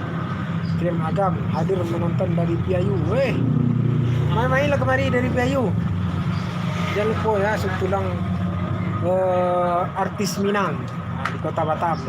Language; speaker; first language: Indonesian; non-native, local second language; Minangkabau